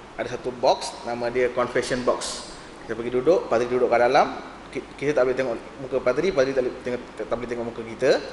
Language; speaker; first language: Malay; non-native, local second language; Tamil